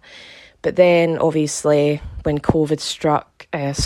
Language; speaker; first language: English; native; English